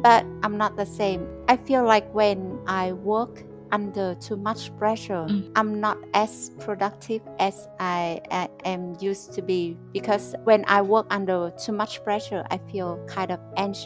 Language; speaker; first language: English; non-native, fluent; Vietnamese